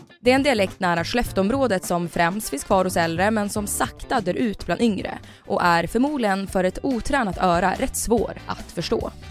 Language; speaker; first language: Swedish; native; Swedish